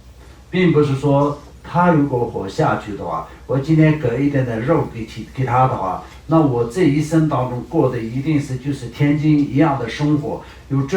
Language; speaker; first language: Chinese; non-native, local second language; Tibetan